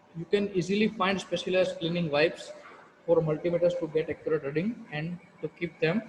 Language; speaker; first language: English; non-native, local second language; Gujarati